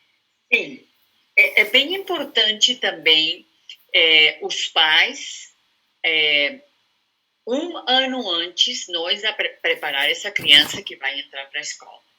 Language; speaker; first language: Portuguese; non-native, fluent; Spanish